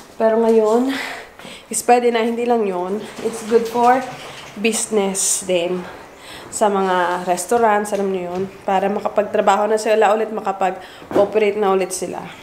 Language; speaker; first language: Filipino; native; Filipino